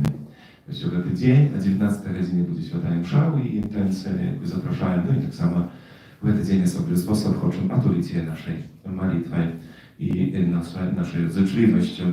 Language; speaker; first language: Polish; non-native, learner; Russian